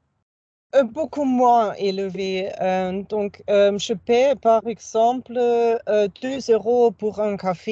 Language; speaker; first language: French; non-native, fluent; German